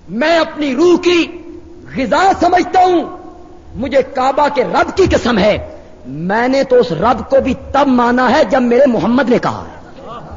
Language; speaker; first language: Urdu; non-native, local second language; Punjabi